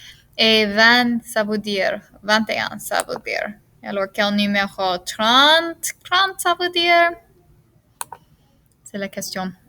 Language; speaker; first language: French; non-native, fluent; English